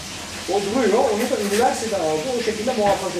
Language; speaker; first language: Turkish; native; Turkish